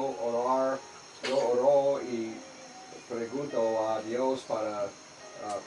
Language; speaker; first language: Spanish; non-native, learner; English